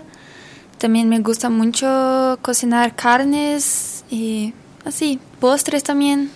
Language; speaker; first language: Spanish; non-native, learner; Portuguese